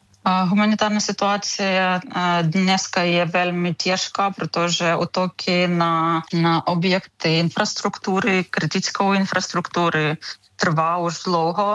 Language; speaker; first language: Czech; non-native, learner; Ukrainian